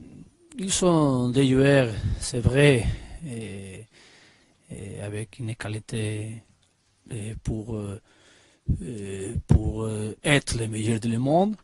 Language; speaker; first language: French; non-native, learner; Spanish